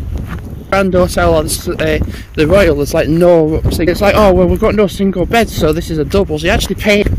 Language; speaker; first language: English; native; English